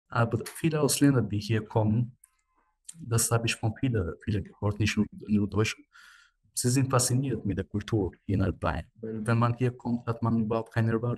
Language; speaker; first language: German; non-native, fluent; Albanian